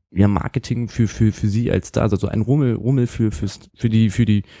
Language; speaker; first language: German; native; German